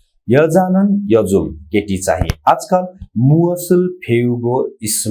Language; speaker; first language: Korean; non-native, fluent; Nepali